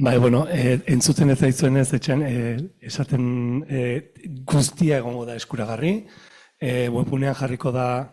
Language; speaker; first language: Basque; native; Basque